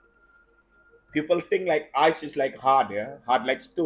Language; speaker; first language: English; non-native, learner; Indonesian